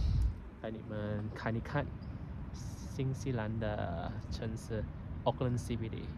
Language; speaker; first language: Chinese; early bilingual, heritage; Chinese